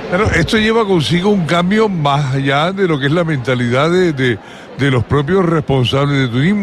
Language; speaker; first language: Spanish; native; Spanish